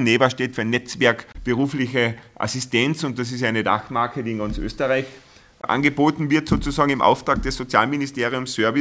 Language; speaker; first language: German; native; German